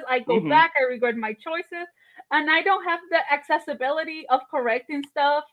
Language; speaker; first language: English; non-native, fluent; Spanish